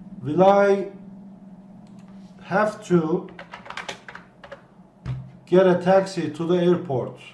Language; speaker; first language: English; non-native, fluent; Turkish